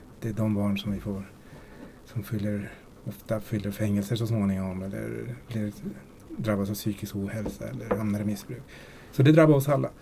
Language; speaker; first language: Swedish; early bilingual, other home language; Spanish